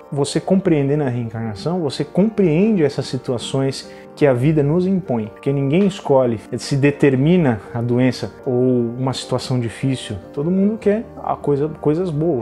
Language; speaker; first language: Portuguese; native; Portuguese